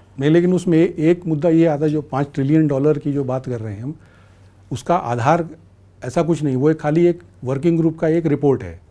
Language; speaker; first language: Hindi; native; Hindi